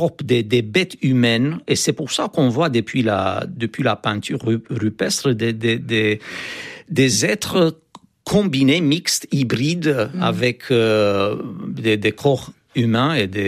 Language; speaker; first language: French; non-native, fluent; Romanian